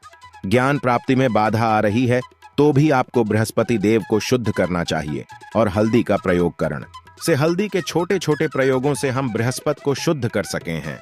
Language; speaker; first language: Hindi; native; Hindi